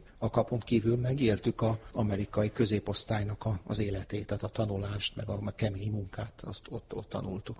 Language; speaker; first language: Hungarian; early bilingual, heritage; Hungarian